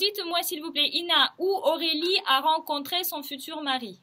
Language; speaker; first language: French; non-native, fluent; Russian